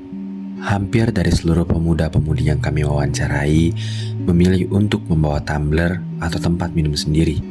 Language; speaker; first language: Indonesian; native; Indonesian